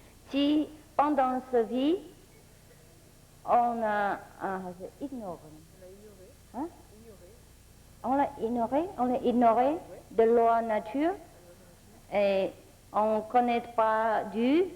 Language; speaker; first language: French; non-native, fluent; Vietnamese